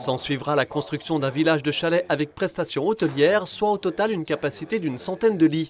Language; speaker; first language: French; native; French